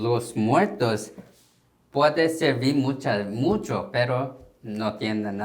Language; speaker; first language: Spanish; non-native, learner; Korean